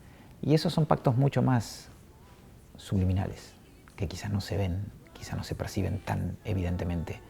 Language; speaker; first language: Spanish; native; Spanish